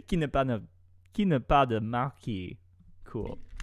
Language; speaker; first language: French; non-native, learner; English